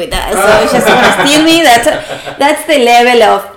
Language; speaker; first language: English; non-native, fluent; Spanish